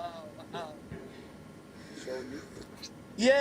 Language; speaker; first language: English; non-native, learner; Somali